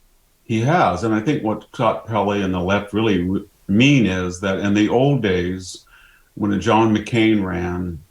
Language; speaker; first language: English; native; English